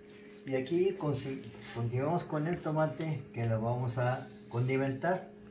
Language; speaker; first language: Spanish; native; Spanish